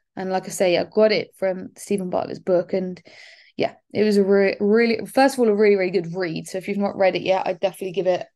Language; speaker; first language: English; native; English